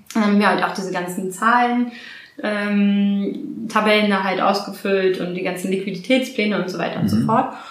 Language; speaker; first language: German; native; German